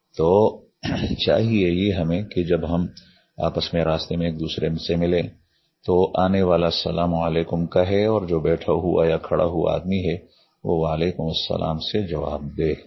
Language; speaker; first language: Urdu; non-native, local second language; Pashto